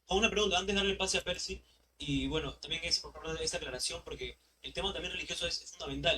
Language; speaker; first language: Spanish; native; Spanish